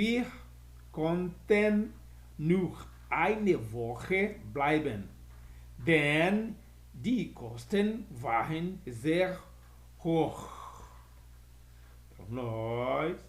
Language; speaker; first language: German; non-native, fluent; Portuguese